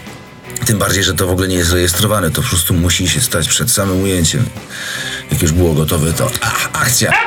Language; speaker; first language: Polish; native; Polish